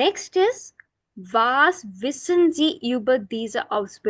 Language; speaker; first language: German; non-native, fluent; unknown